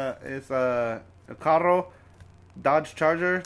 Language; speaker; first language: Spanish; non-native, learner; English